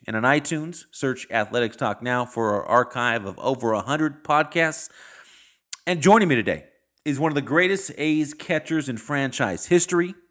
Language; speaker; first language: English; native; English